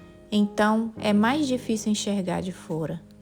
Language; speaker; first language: Portuguese; native; Portuguese